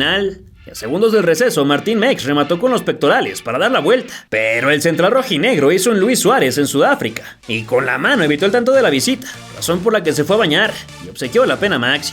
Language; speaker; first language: Spanish; native; Spanish